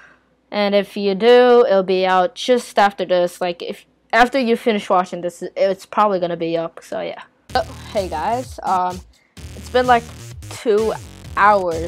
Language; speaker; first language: English; native; English